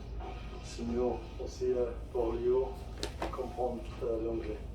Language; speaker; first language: French; non-native, fluent; Arabic